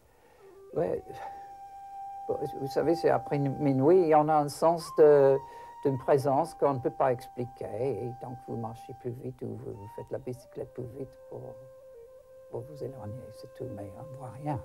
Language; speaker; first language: French; non-native, fluent; English